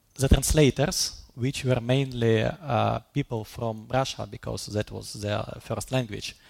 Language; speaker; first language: English; non-native, fluent; Russian